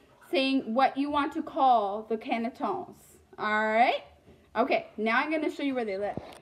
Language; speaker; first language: English; native; English